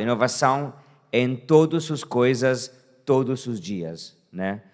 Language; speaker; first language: Portuguese; non-native, fluent; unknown